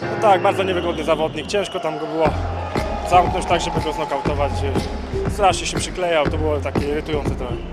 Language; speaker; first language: Polish; native; Polish